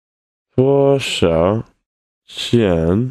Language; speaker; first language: Chinese; non-native, learner; English